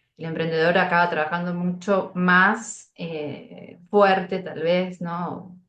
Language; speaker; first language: Spanish; native; Spanish